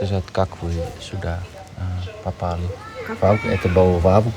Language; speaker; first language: Russian; non-native, learner; Dutch